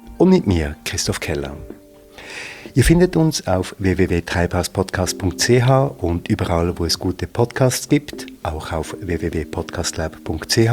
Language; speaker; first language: German; native; German